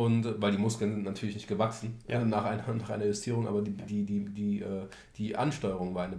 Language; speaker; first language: German; native; German